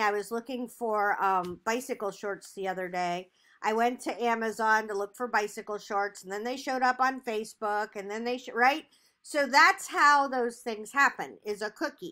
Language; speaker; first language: English; native; English